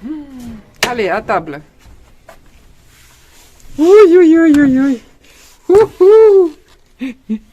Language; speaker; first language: French; non-native, fluent; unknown